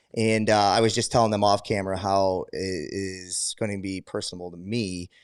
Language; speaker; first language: English; native; English